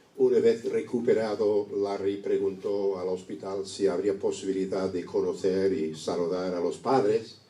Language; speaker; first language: Spanish; non-native, fluent; English